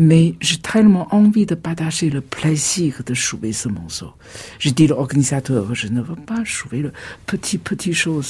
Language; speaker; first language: French; non-native, fluent; Chinese